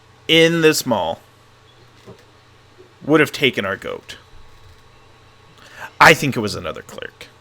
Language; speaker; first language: English; native; English